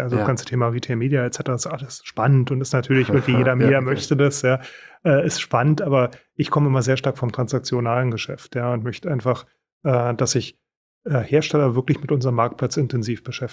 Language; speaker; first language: German; native; German